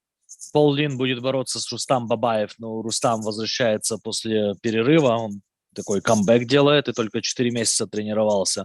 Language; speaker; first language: Russian; native; Russian